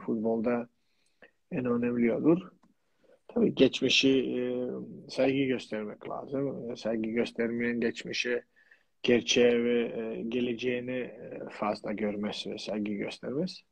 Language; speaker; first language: Turkish; non-native, fluent; Georgian